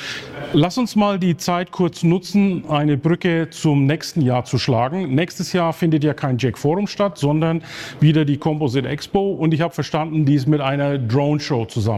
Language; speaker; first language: German; native; German